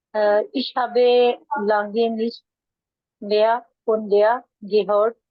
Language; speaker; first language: German; non-native, learner; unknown